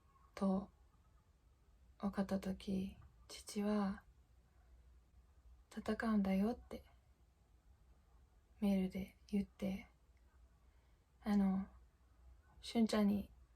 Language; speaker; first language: Japanese; non-native, fluent; English